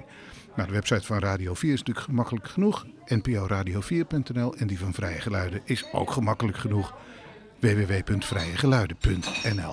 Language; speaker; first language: Dutch; native; Dutch